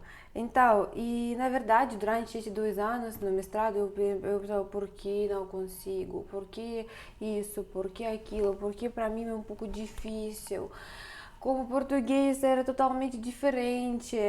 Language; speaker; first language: Portuguese; non-native, fluent; Russian